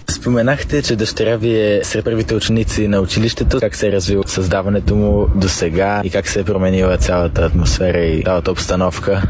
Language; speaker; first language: Bulgarian; native; Bulgarian